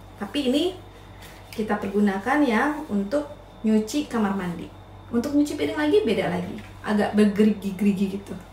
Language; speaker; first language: Indonesian; native; Indonesian